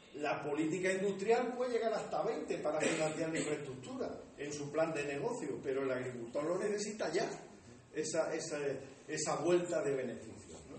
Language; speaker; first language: Spanish; native; Spanish